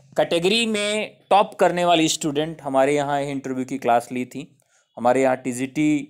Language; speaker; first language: Hindi; native; Hindi